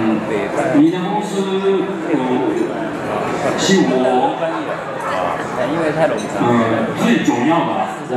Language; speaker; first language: Chinese; non-native, learner; Japanese